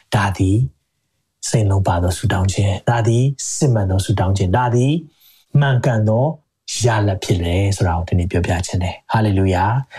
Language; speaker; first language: Burmese; non-native, local second language; Hakha Chin